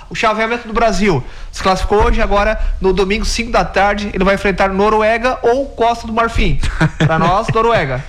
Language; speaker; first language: Portuguese; native; Portuguese